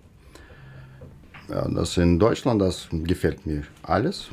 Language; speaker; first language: German; non-native, learner; Russian